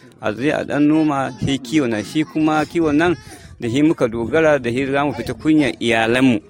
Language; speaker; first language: Hausa; non-native, local second language; Fula